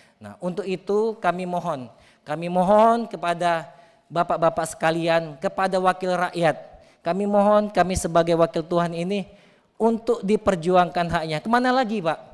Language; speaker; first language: Indonesian; native; Indonesian